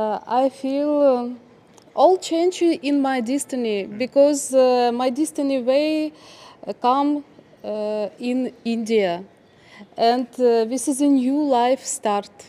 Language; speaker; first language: English; non-native, learner; Ukrainian